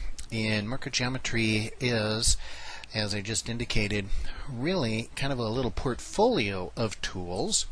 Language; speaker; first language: English; native; English